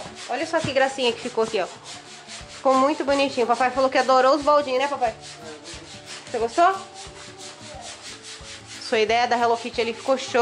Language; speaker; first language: Portuguese; native; Portuguese